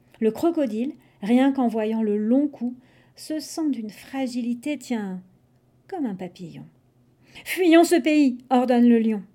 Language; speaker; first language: French; non-native, fluent; English